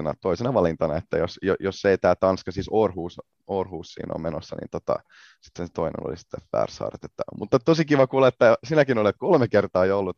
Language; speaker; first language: Finnish; non-native, local second language; Swedish